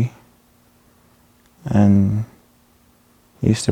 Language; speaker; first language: English; native; English